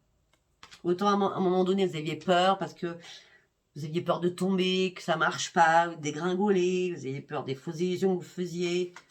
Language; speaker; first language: French; native; French